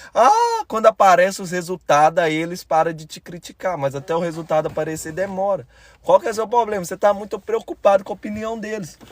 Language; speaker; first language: Portuguese; native; Portuguese